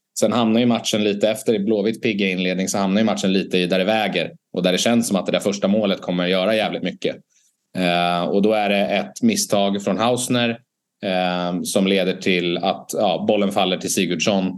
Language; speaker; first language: Swedish; native; Swedish